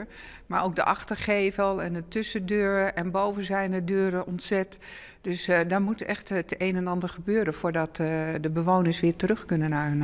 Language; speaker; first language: Dutch; native; Dutch